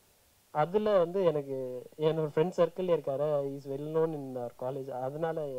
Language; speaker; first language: Tamil; native; Tamil